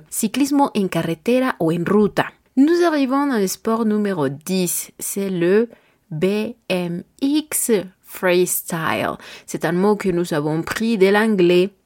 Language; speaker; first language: French; non-native, learner; Spanish